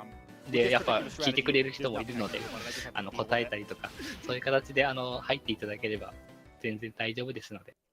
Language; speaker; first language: Japanese; native; Japanese